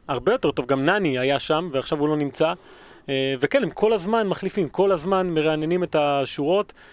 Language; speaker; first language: Hebrew; early bilingual, other home language; Spanish